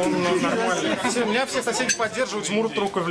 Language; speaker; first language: Russian; native; Russian